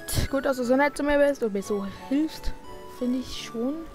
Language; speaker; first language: German; native; German